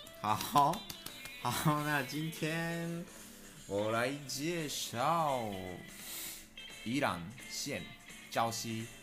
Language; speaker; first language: Chinese; non-native, learner; Japanese